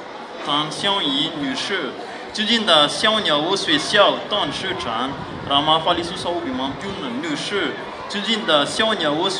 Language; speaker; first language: Chinese; non-native, fluent; Malagasy